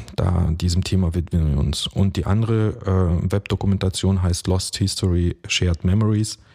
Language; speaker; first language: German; early bilingual, other home language; Russian